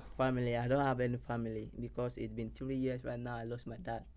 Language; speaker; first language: English; non-native, local second language; Yoruba